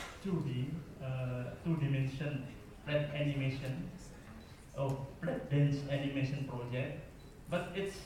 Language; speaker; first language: English; non-native, learner; Indonesian